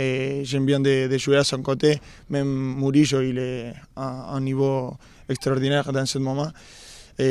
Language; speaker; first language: French; non-native, fluent; Spanish